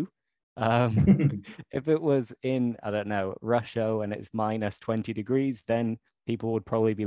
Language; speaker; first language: English; native; English